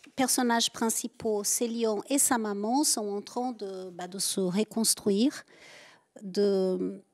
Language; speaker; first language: French; native; French